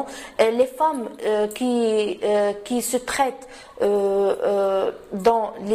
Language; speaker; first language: French; non-native, local second language; Arabic